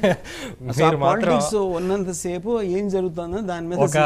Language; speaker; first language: Telugu; native; Telugu